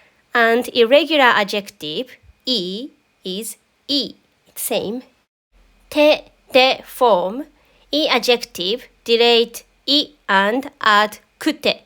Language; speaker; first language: English; non-native, fluent; Japanese